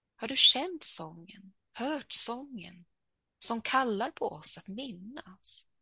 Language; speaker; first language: Swedish; early bilingual, heritage; Swedish